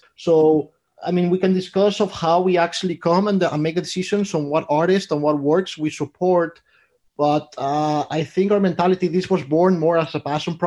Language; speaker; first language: English; native; English